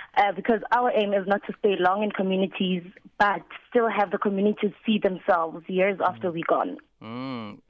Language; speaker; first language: English; non-native, local second language; Southern Sotho